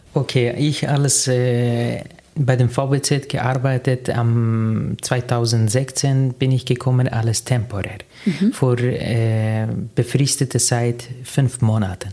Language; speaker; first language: German; non-native, learner; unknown